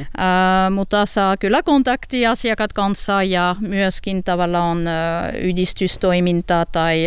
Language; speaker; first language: Finnish; non-native, learner; French